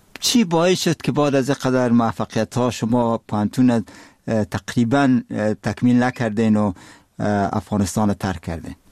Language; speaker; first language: Persian; native; Persian